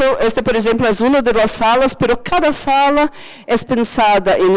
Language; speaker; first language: Spanish; non-native, fluent; Portuguese